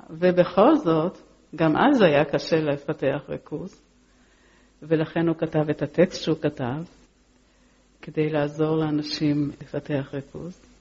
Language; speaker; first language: Hebrew; early bilingual, other home language; Polish